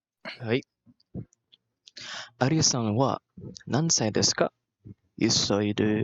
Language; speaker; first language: Japanese; non-native, learner; Malay